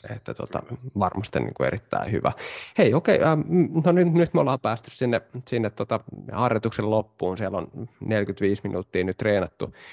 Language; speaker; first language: Finnish; native; Finnish